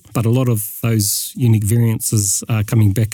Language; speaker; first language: English; native; English